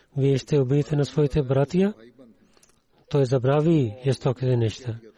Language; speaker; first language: Bulgarian; non-native, learner; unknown